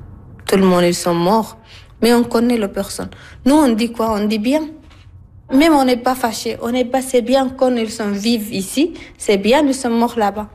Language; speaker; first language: French; non-native, learner; Arabic